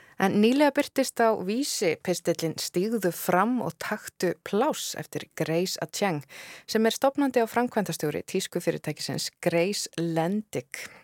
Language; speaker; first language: Icelandic; native; Icelandic